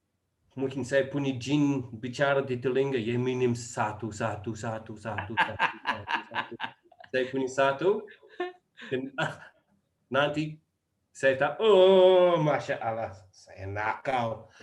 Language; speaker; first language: Indonesian; non-native, learner; English